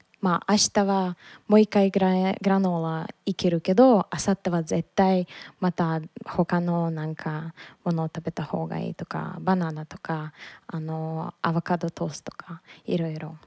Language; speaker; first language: Japanese; non-native, learner; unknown